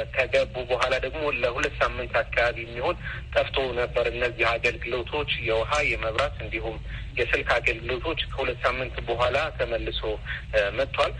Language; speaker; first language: Amharic; non-native, local second language; Tigrinya